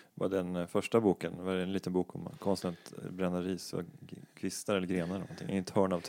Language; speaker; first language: Swedish; native; Swedish